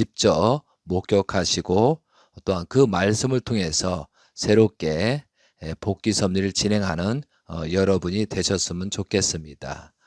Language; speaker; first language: Korean; native; Korean